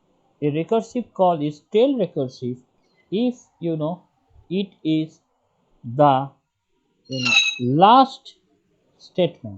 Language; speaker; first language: English; non-native, local second language; Bangla